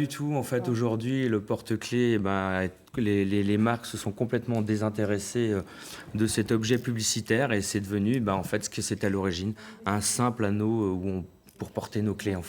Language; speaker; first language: French; native; French